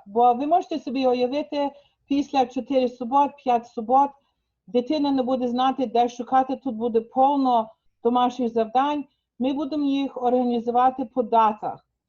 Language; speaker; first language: Ukrainian; early bilingual, heritage; Ukrainian